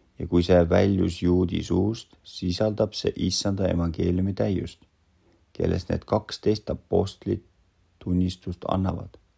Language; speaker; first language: Estonian; non-native, local second language; Russian